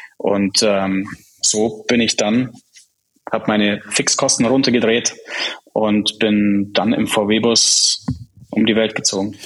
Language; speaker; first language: German; early bilingual, other home language; Czech